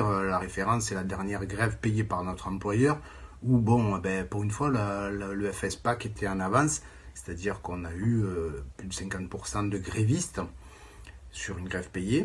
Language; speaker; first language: French; native; French